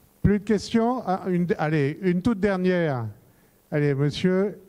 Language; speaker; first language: French; native; French